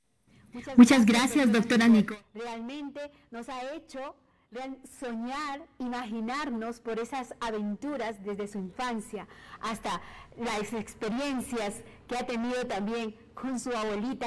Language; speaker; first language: Spanish; native; Spanish